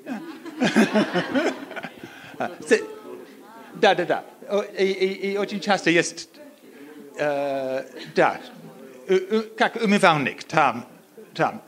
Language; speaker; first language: Russian; non-native, learner; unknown